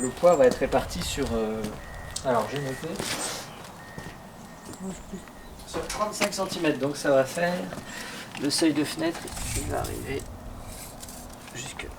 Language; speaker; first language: French; native; French